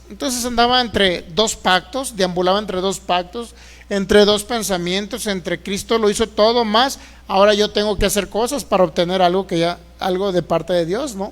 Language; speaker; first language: Spanish; native; Spanish